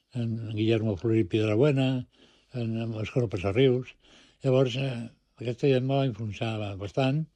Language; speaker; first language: Catalan; early bilingual, other home language; Spanish